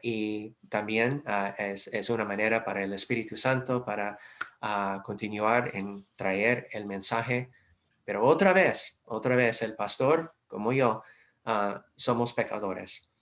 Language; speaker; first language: Spanish; non-native, fluent; English